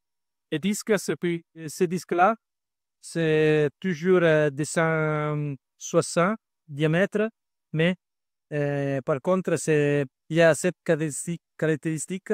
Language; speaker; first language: French; non-native, learner; Italian